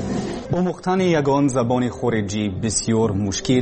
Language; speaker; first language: Persian; non-native, learner; English